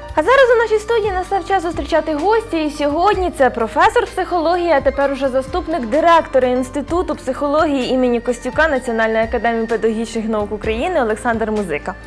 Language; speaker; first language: Ukrainian; native; Ukrainian